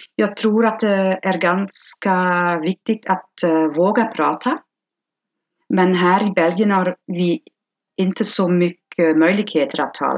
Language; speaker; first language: Swedish; non-native, learner; Dutch